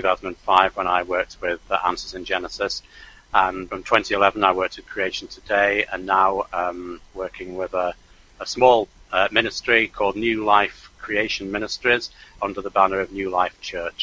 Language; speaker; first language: English; native; English